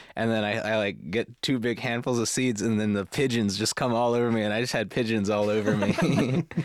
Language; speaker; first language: English; native; English